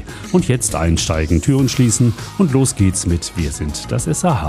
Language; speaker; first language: German; native; German